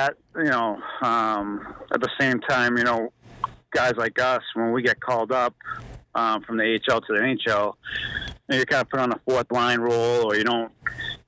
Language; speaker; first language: English; native; English